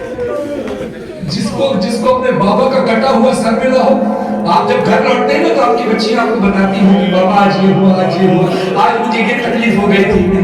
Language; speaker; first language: Urdu; native; Urdu